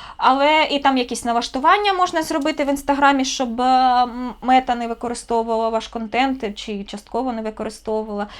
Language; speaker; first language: Ukrainian; non-native, local second language; Russian